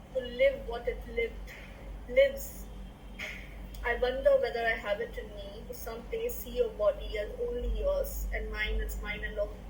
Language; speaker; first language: English; non-native, local second language; Hindi